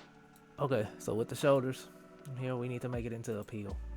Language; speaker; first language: English; native; English